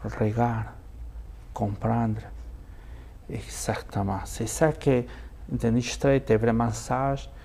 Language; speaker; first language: French; non-native, fluent; Spanish